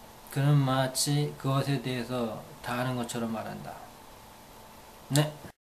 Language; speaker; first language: Korean; native; Korean